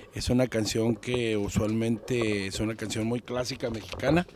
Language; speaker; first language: Spanish; native; Spanish